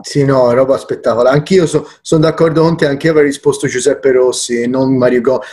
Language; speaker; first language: Italian; native; Italian